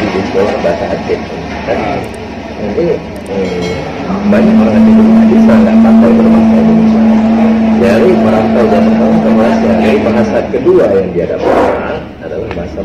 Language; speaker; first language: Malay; non-native, local second language; Achinese